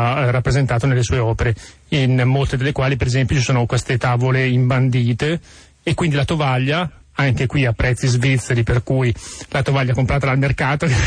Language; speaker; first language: Italian; native; Italian